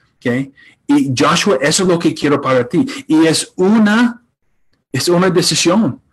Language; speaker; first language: Spanish; non-native, fluent; English